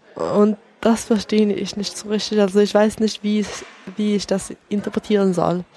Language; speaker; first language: German; non-native, fluent; Swedish